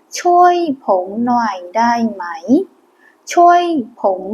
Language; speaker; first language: Thai; non-native, fluent; Burmese